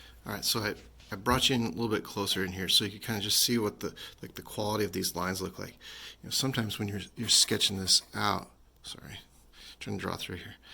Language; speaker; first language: English; native; English